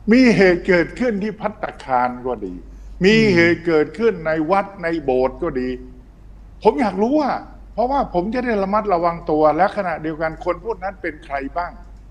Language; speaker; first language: Thai; native; Thai